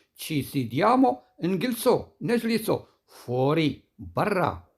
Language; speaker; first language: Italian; non-native, fluent; Arabic